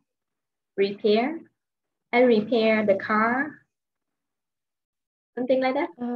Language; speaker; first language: English; non-native, fluent; Vietnamese